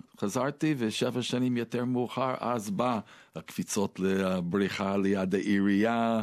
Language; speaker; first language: Hebrew; non-native, fluent; English